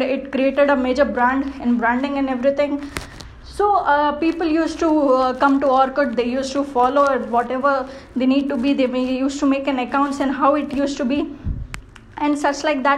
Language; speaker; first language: English; non-native, local second language; Hindi